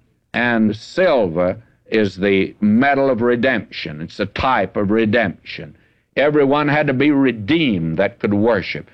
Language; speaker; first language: English; native; English